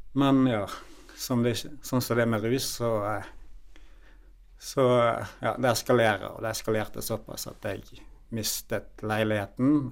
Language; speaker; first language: Norwegian; native; Norwegian